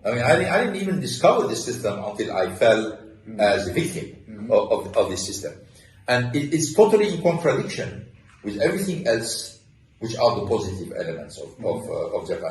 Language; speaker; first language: English; non-native, fluent; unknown